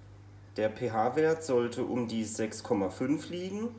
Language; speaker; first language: German; native; German